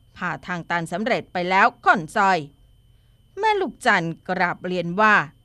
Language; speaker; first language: Thai; native; Thai